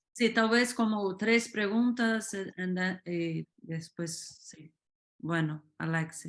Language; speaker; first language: Spanish; non-native, fluent; Portuguese